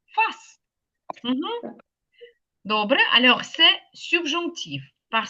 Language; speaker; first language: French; non-native, fluent; Ukrainian